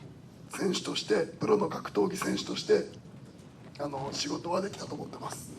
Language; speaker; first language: Japanese; native; Japanese